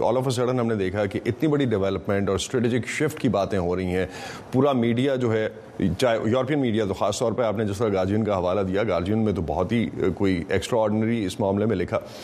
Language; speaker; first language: Urdu; native; Urdu